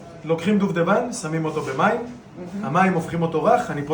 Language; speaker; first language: Hebrew; native; Hebrew